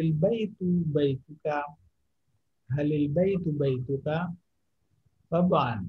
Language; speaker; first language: Arabic; non-native, fluent; Indonesian